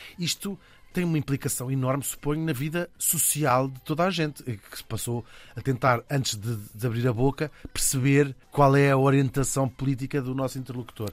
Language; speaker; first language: Portuguese; native; Portuguese